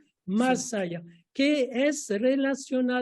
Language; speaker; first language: Spanish; non-native, fluent; French